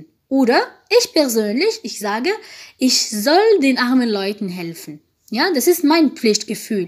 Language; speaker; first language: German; non-native, fluent; French